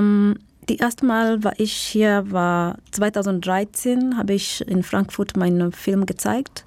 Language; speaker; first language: German; non-native, learner; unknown